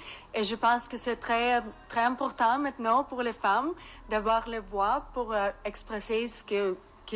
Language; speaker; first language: French; non-native, learner; Russian